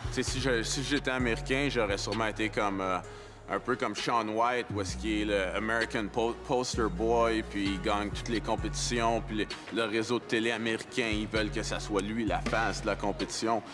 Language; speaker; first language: French; native; French